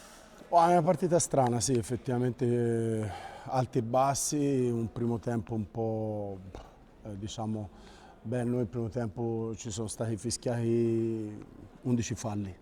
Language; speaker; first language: Italian; native; Italian